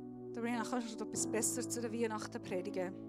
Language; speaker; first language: German; non-native, fluent; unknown